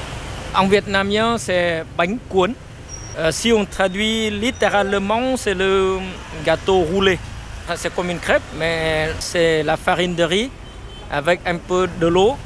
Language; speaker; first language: French; non-native, fluent; Vietnamese